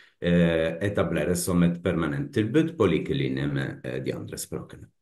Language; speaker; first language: Norwegian; non-native, fluent; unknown